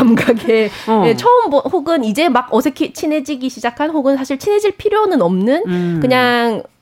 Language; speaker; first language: Korean; native; Korean